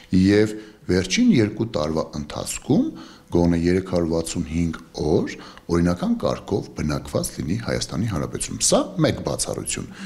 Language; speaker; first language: Armenian; native; Armenian